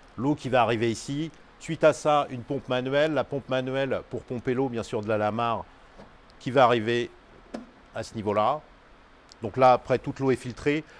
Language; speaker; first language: French; native; French